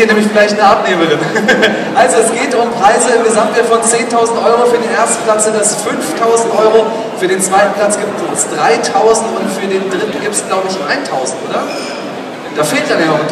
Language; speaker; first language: German; native; German